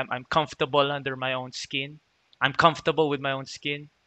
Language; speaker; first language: English; non-native, local second language; Filipino